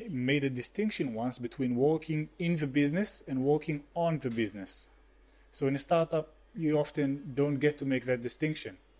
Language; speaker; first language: English; non-native, fluent; Hebrew